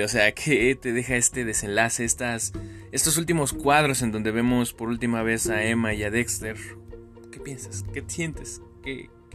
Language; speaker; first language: Spanish; native; Spanish